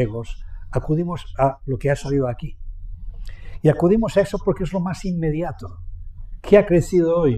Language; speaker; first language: Spanish; native; Spanish